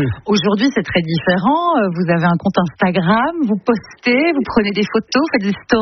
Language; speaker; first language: French; native; French